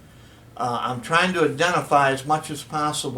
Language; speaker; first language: English; native; English